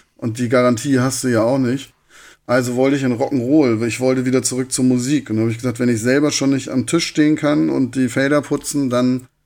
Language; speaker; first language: German; native; German